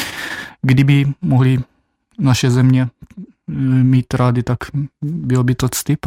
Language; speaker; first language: Czech; non-native, fluent; Japanese